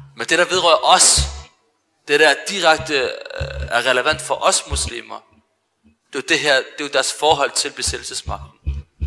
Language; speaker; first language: Danish; early bilingual, other home language; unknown